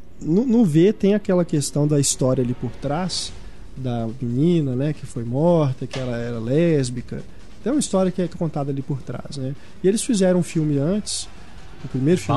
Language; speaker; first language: Portuguese; native; Portuguese